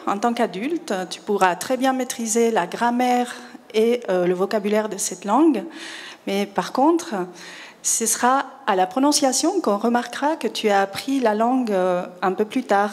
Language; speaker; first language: French; non-native, fluent; Spanish